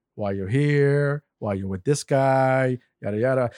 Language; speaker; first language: English; non-native, fluent; Arabic